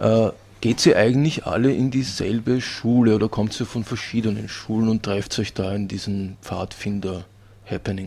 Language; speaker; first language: German; native; German